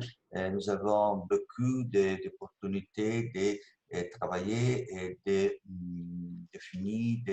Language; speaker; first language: French; non-native, learner; Italian